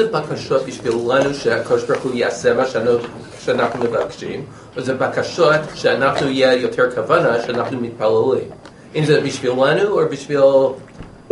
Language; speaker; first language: Hebrew; non-native, learner; English